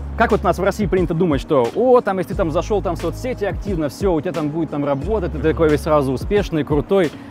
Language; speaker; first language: Russian; native; Russian